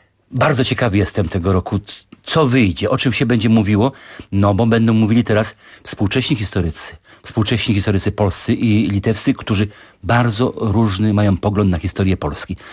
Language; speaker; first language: Polish; native; Polish